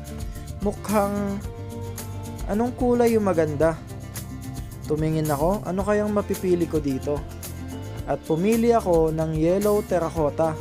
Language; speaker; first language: Filipino; native; Filipino